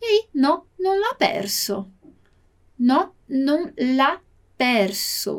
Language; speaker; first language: Italian; non-native, fluent; Portuguese